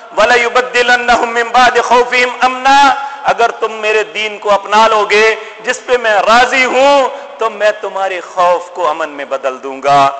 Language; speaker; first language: Urdu; non-native, local second language; Punjabi